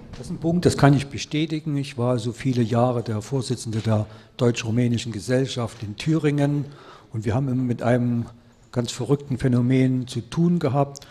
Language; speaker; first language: German; native; German